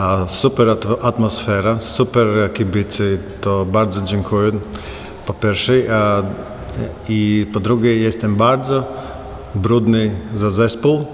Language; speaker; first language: Polish; non-native, learner; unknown